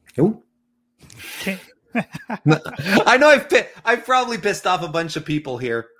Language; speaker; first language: English; native; English